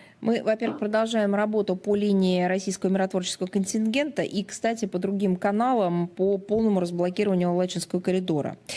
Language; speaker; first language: Russian; native; Russian